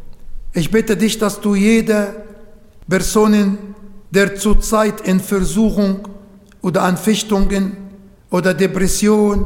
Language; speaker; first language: German; non-native, learner; Arabic